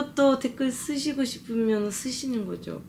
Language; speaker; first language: Korean; non-native, fluent; Turkish